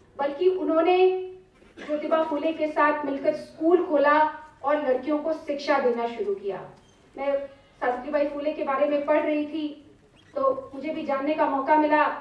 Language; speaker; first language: Hindi; native; Hindi